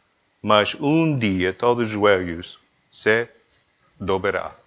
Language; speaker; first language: Portuguese; non-native, learner; English